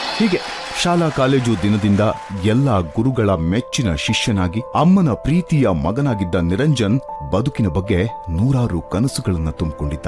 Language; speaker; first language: Kannada; native; Kannada